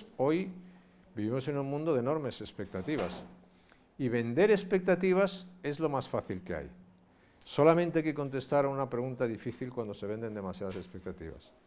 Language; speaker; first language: Spanish; native; Spanish